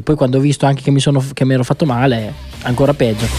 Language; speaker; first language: Italian; native; Italian